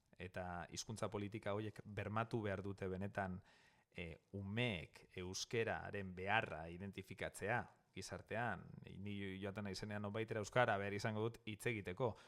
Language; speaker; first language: Basque; non-native, local second language; Spanish